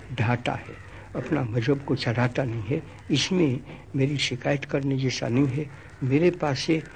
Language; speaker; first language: Hindi; non-native, local second language; Gujarati